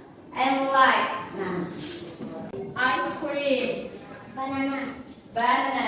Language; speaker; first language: English; non-native, learner; Indonesian